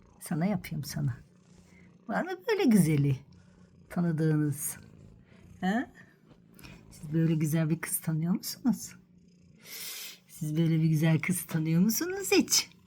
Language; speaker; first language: Turkish; early bilingual, heritage; Turkish